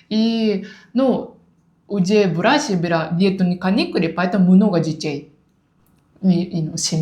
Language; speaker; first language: Russian; non-native, learner; Japanese